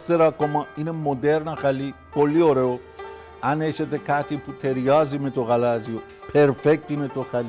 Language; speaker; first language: Greek; non-native, learner; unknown